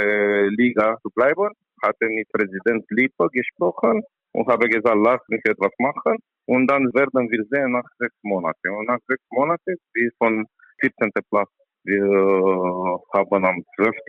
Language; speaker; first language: German; non-native, learner; Romanian